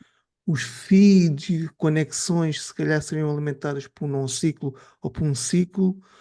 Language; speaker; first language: Portuguese; native; Portuguese